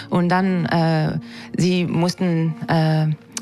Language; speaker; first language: German; non-native, learner; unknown